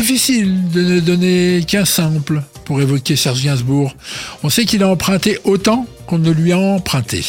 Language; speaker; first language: French; native; French